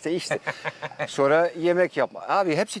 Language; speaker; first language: Turkish; non-native, fluent; Dutch